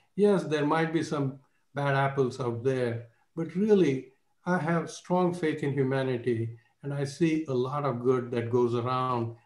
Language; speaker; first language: English; non-native, local second language; Marathi